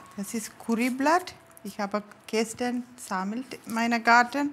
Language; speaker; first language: German; non-native, learner; Tamil